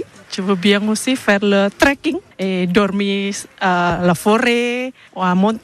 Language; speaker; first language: French; non-native, learner; Indonesian